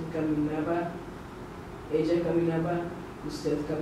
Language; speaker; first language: Spanish; non-native, learner; English